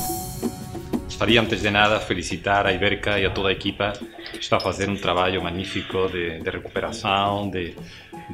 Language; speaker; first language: Portuguese; non-native, fluent; Spanish